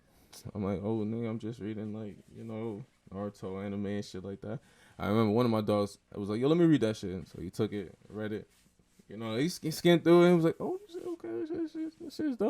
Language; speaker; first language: English; native; English